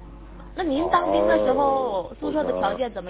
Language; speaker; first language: Chinese; native; Chinese